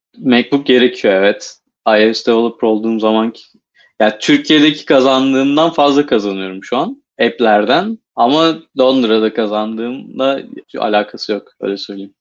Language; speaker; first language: Turkish; native; Turkish